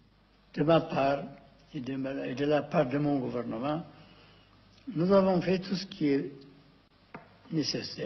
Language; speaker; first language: French; non-native, fluent; Amharic